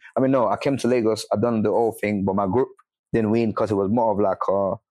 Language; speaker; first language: English; non-native, local second language; Yoruba